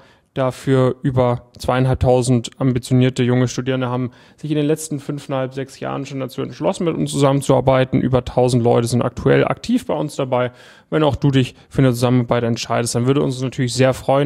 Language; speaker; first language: German; native; German